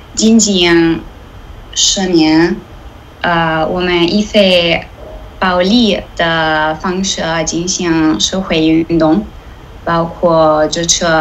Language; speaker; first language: Chinese; non-native, learner; Italian